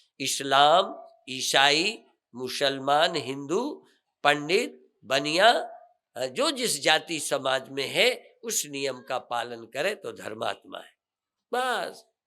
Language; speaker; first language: Hindi; native; Hindi